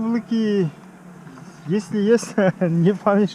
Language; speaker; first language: Russian; non-native, local second language; Kazakh